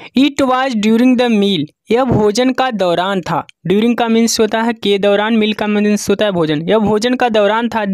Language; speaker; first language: Hindi; native; Hindi